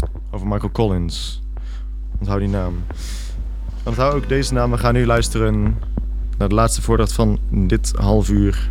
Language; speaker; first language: Dutch; native; Dutch